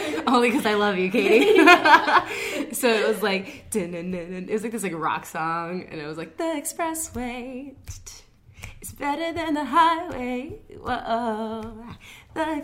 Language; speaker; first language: English; native; English